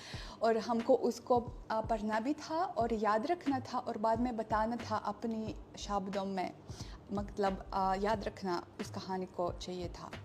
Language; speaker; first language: Hindi; non-native, fluent; Russian